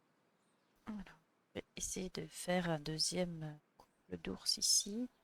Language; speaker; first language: French; native; French